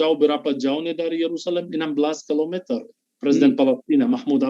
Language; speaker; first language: Indonesian; non-native, fluent; Arabic